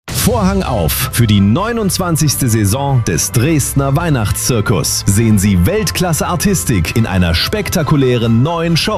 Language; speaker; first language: German; native; German